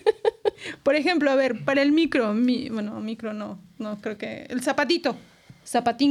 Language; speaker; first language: Spanish; native; Spanish